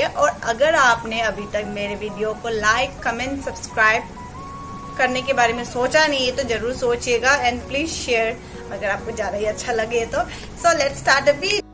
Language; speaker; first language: Hindi; non-native, local second language; Nepali